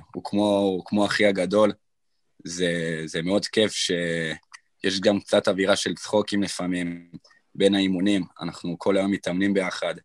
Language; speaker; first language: Hebrew; native; Hebrew